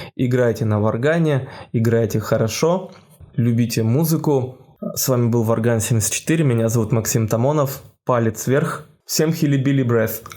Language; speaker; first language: Russian; native; Russian